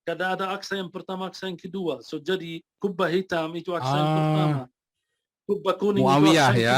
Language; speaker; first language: Indonesian; non-native, fluent; Arabic